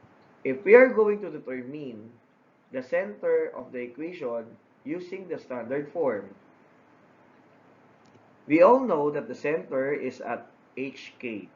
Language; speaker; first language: English; non-native, local second language; Filipino